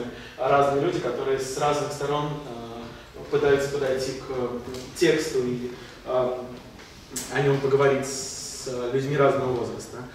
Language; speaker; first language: Russian; native; Russian